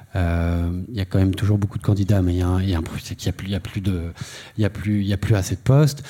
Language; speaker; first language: French; native; French